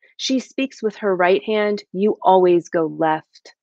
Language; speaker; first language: English; native; English